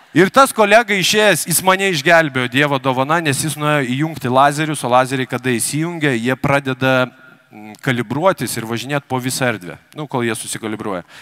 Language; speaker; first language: Lithuanian; native; Lithuanian